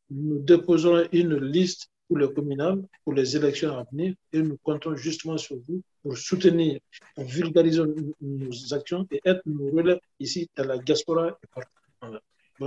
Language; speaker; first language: French; non-native, local second language; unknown